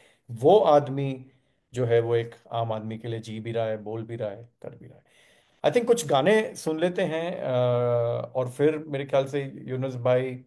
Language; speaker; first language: Hindi; native; Hindi